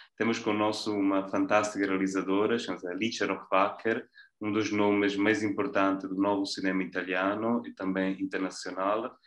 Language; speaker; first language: Portuguese; non-native, fluent; Italian